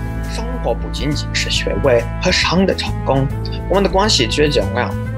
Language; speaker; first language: Chinese; non-native, learner; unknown